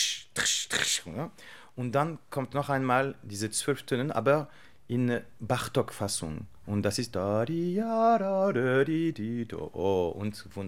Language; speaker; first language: German; non-native, learner; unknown